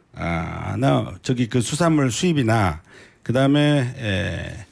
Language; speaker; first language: Korean; native; Korean